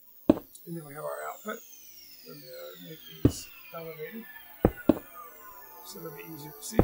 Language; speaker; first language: English; native; English